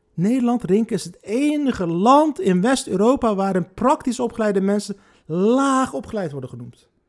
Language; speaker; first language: Dutch; early bilingual, other home language; Turkish